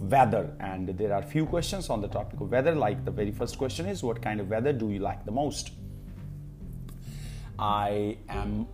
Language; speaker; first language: English; non-native, local second language; Hindi